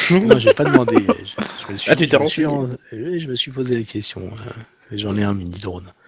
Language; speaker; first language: French; native; French